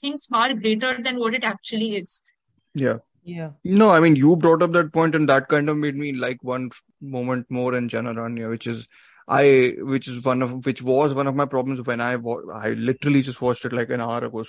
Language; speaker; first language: English; non-native, local second language; Hindi